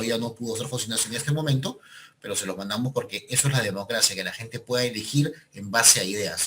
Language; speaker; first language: Spanish; native; Spanish